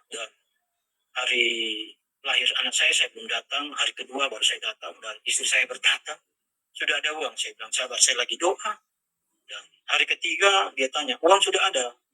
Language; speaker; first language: Indonesian; native; Indonesian